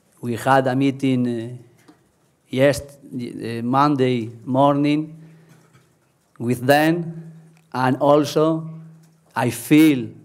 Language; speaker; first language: English; non-native, learner; Spanish